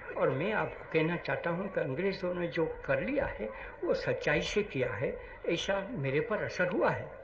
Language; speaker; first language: Hindi; non-native, local second language; Gujarati